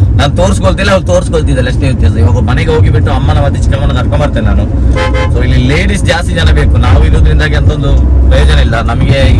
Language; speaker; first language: Kannada; non-native, local second language; Tulu